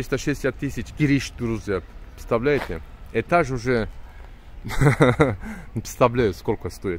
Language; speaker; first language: Russian; non-native, learner; Turkish